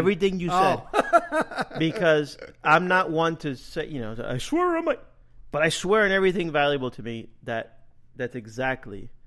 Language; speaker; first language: English; native; English